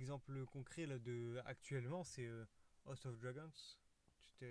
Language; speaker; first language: French; native; French